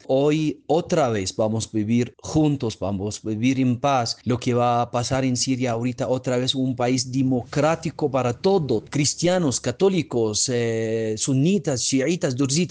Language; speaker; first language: Spanish; non-native, fluent; Arabic